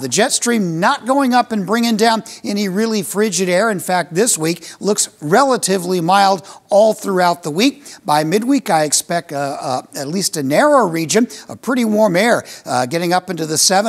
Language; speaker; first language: English; native; English